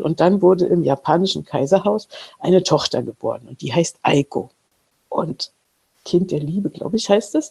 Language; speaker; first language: German; native; German